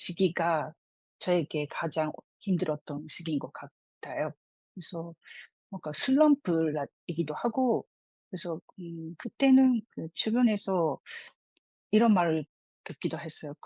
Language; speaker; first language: Korean; non-native, fluent; Japanese